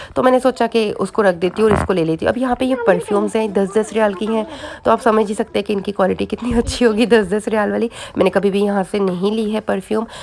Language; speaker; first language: Urdu; native; Urdu